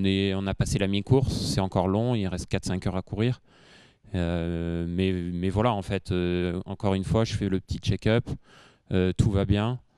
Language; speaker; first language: French; native; French